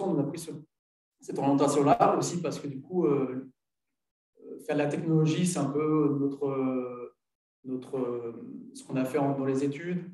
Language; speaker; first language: French; native; French